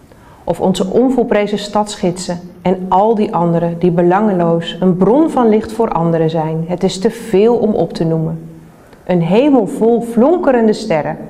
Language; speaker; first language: Dutch; native; Dutch